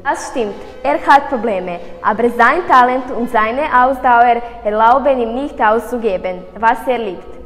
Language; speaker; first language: German; non-native, learner; Serbian